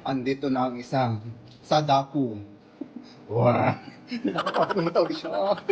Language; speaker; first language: Filipino; native; Filipino